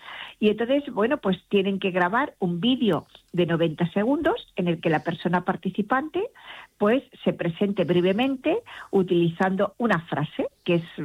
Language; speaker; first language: Spanish; native; Spanish